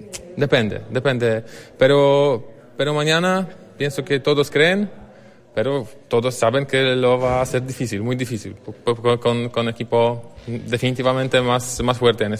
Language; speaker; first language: Spanish; non-native, fluent; Polish